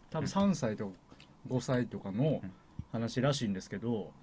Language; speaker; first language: Japanese; native; Japanese